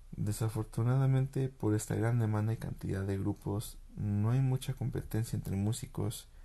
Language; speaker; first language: Spanish; early bilingual, heritage; Spanish